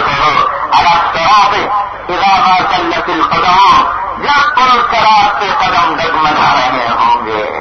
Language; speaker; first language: Urdu; native; Urdu